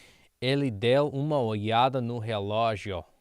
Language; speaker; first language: Portuguese; non-native, learner; English